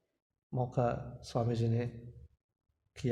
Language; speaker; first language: Hindi; non-native, local second language; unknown